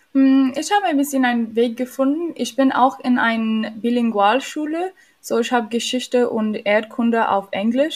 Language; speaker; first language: German; non-native, learner; English